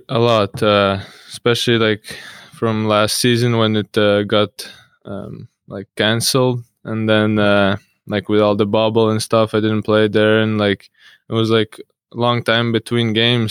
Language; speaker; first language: English; non-native, fluent; Russian